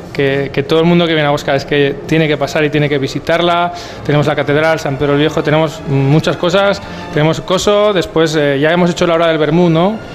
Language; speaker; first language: Spanish; native; Spanish